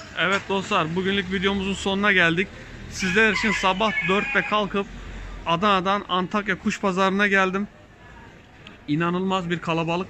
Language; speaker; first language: Turkish; native; Turkish